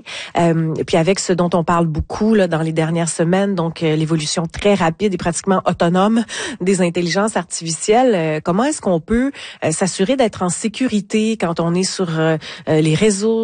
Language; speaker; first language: French; native; French